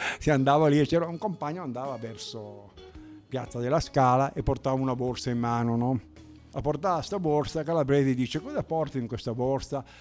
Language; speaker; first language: Italian; native; Italian